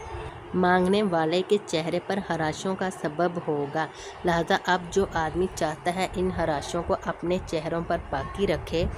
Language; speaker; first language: Urdu; native; Urdu